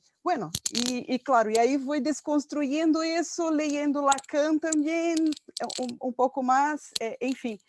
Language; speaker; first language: Spanish; non-native, fluent; Portuguese